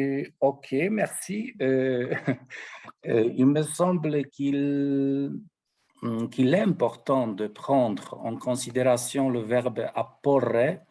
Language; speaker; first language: French; non-native, fluent; Polish